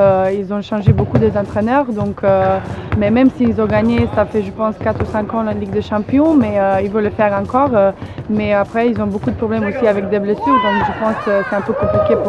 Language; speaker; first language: French; non-native, fluent; Slovenian